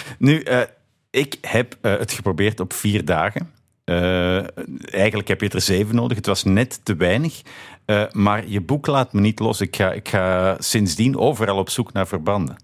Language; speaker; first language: Dutch; native; Dutch